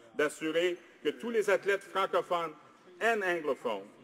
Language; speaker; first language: French; native; French